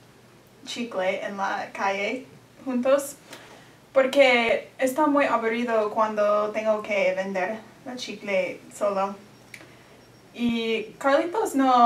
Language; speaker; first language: Spanish; non-native, learner; English